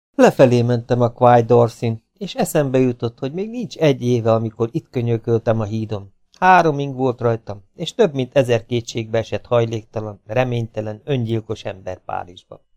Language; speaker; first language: Hungarian; native; Hungarian